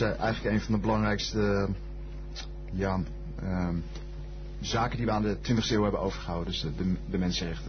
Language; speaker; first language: Dutch; native; Dutch